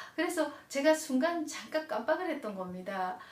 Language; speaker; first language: Korean; native; Korean